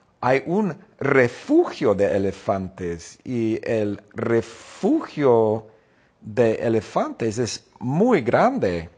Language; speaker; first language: Spanish; non-native, fluent; English